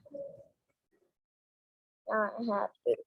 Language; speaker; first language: English; non-native, learner; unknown